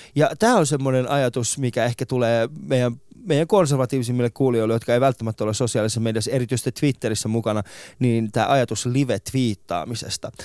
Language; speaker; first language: Finnish; early bilingual, other home language; Persian